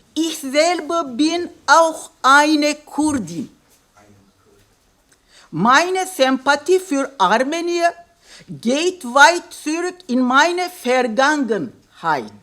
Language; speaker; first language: German; non-native, fluent; Kurdish